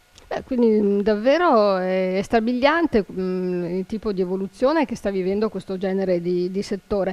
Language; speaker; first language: Italian; native; Italian